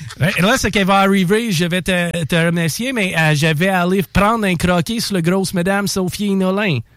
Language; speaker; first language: French; non-native, local second language; English